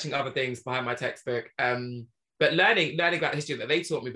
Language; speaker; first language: English; native; English